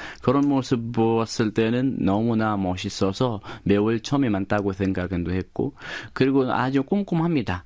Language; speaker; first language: Korean; non-native, fluent; Arabic